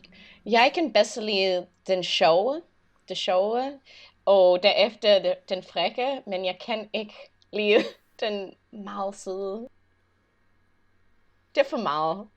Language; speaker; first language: Danish; non-native, learner; English